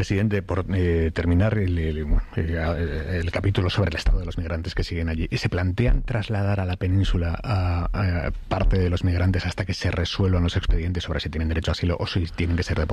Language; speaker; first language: Spanish; native; Spanish